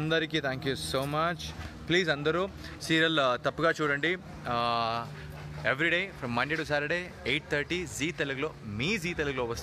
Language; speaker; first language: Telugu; non-native, learner; Arabic